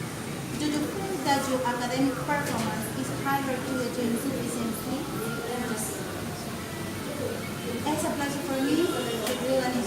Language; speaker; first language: English; non-native, learner; Spanish